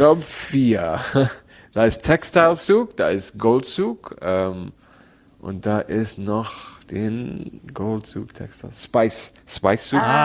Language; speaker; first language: German; non-native, learner; Arabic